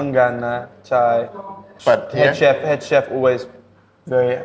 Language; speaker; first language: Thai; non-native, learner; English